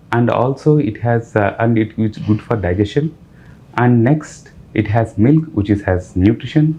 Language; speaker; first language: English; non-native, local second language; Telugu